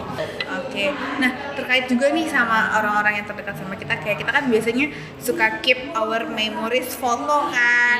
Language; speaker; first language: Indonesian; native; Indonesian